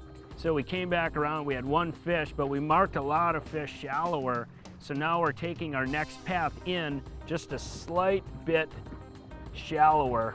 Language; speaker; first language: English; native; English